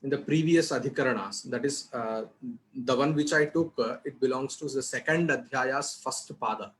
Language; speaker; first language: English; non-native, local second language; Telugu